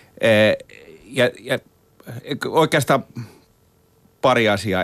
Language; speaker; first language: Finnish; native; Finnish